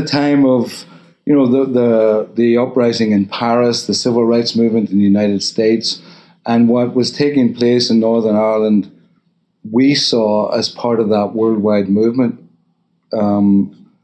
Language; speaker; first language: English; native; English